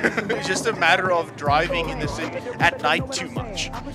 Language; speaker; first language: English; non-native, local second language; Afrikaans